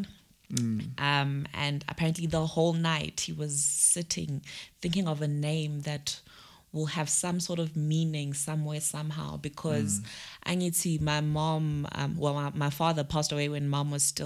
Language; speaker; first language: English; non-native, local second language; Zulu